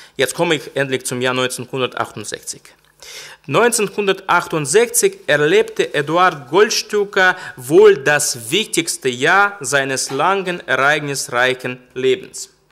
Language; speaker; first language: German; non-native, fluent; Russian